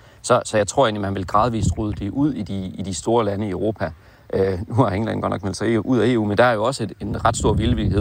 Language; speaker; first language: Danish; native; Danish